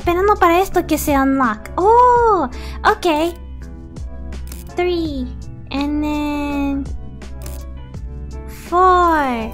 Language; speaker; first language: Spanish; early bilingual, heritage; Spanish